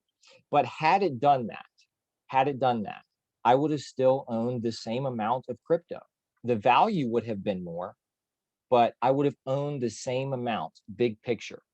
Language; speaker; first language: English; native; English